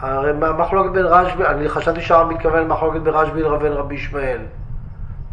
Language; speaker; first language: Hebrew; native; Hebrew